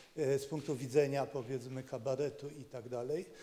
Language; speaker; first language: Polish; native; Polish